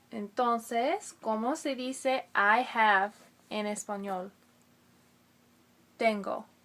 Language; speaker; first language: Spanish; non-native, fluent; English